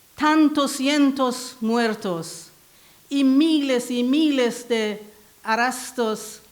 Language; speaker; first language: Spanish; non-native, learner; Persian